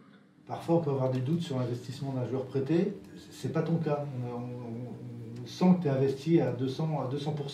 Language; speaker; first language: French; native; French